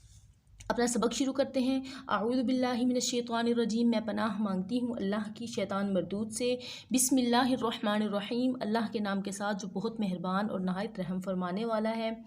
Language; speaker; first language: Urdu; native; Urdu